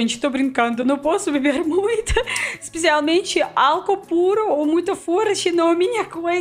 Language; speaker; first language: Portuguese; non-native, learner; Russian